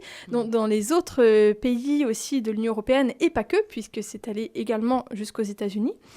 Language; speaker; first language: French; native; French